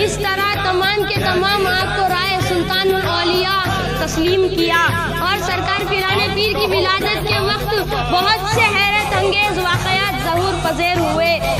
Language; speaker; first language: Urdu; native; Urdu